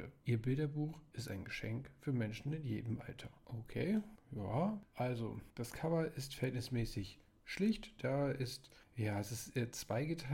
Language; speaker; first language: German; native; German